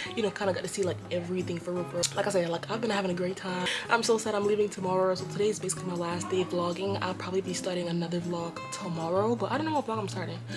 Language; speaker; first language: English; native; English